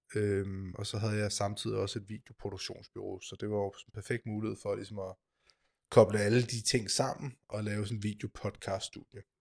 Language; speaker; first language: Danish; native; Danish